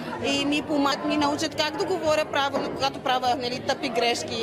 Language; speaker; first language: Bulgarian; non-native, fluent; Arabic